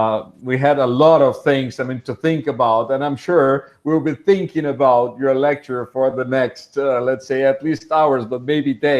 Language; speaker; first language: English; non-native, fluent; Portuguese